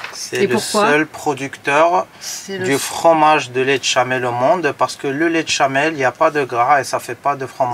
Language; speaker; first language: French; non-native, local second language; Arabic